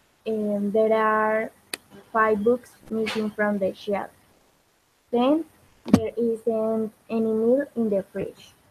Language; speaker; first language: English; non-native, learner; Spanish